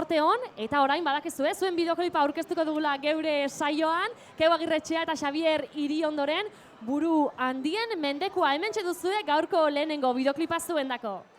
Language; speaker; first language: Basque; native; Basque